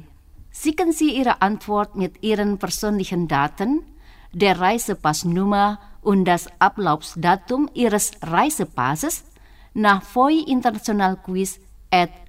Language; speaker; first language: German; non-native, fluent; Indonesian